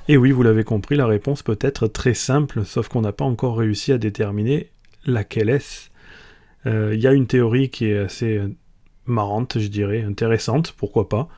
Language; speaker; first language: French; native; French